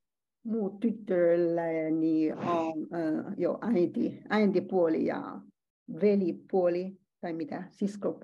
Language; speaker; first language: Finnish; non-native, learner; Chinese